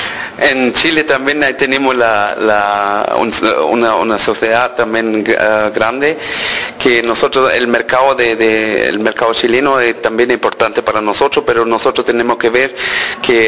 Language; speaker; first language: Spanish; early bilingual, heritage; Spanish